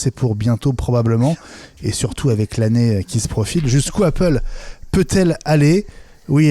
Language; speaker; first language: French; native; French